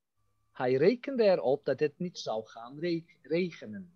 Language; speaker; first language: Dutch; non-native, fluent; Turkish